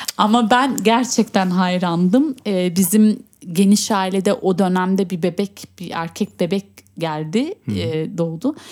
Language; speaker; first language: Turkish; early bilingual, heritage; Turkish